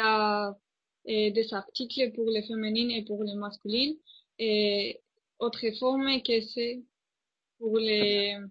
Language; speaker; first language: French; non-native, learner; Spanish